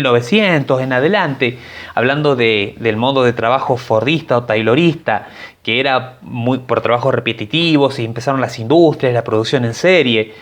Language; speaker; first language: Spanish; native; Spanish